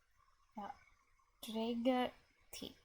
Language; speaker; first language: Danish; non-native, learner; English